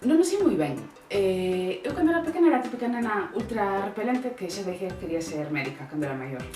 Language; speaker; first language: Galician; native; Galician